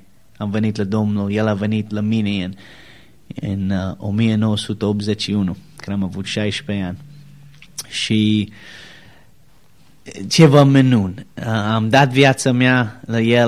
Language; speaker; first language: Romanian; non-native, learner; English